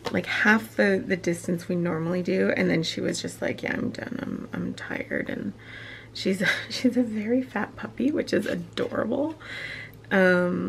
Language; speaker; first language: English; native; English